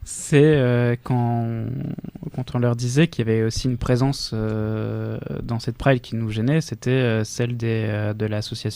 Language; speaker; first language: French; native; French